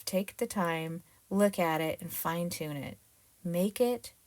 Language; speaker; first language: English; native; English